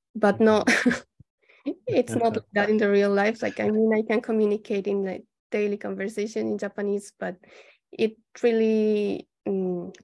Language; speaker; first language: English; non-native, fluent; Spanish